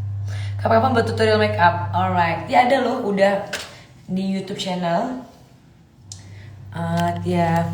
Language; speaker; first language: Malay; native; Malay